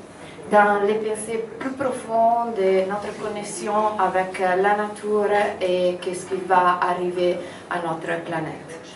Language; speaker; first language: French; non-native, fluent; Italian